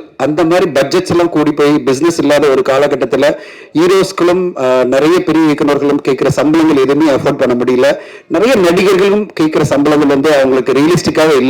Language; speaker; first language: Tamil; native; Tamil